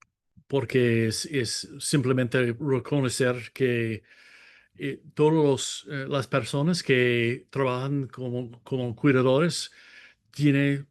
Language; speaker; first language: Spanish; non-native, fluent; English